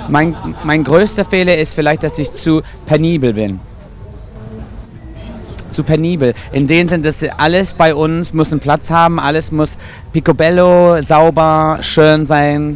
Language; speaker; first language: German; non-native, fluent; English